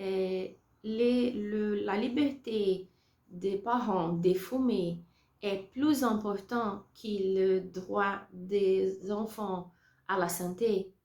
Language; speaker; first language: French; non-native, learner; Portuguese